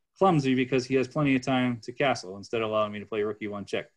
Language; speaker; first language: English; native; English